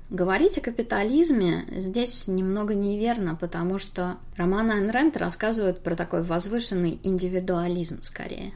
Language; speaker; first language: Russian; native; Russian